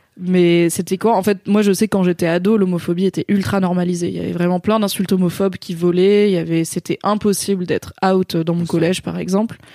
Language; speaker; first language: French; native; French